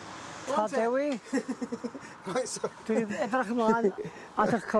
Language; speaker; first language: Welsh; native; Welsh